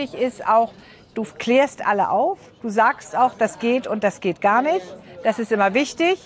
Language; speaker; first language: German; native; German